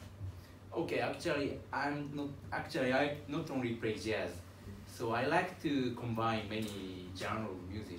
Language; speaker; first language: English; non-native, learner; Japanese